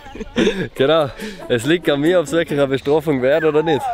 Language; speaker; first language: German; native; German